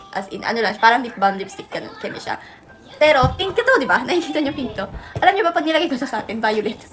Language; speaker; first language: Filipino; native; Filipino